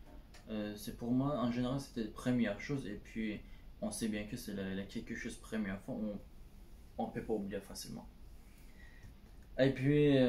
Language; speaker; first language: French; non-native, learner; Turkish